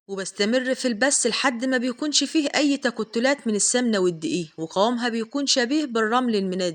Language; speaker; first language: Arabic; native; Arabic